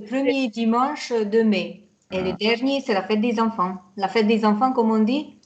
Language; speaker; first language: French; non-native, fluent; Hungarian